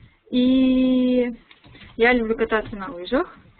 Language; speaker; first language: Russian; native; Russian